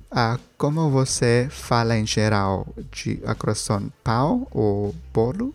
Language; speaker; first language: Portuguese; non-native, learner; Spanish